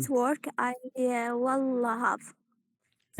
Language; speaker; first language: English; non-native, learner; Arabic